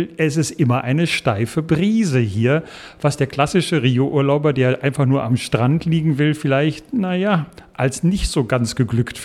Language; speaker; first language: German; native; German